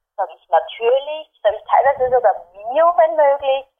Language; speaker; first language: German; native; German